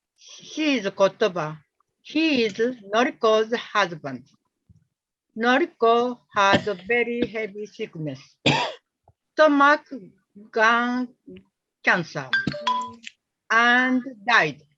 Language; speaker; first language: English; non-native, learner; Japanese